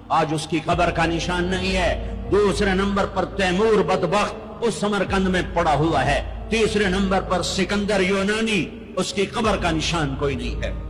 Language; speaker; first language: Urdu; non-native, local second language; Punjabi